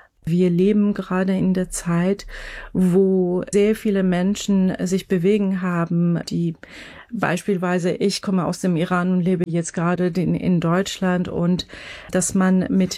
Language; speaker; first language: German; non-native, fluent; Persian